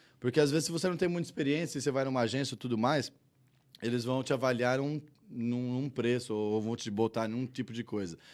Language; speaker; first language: Portuguese; early bilingual, heritage; Portuguese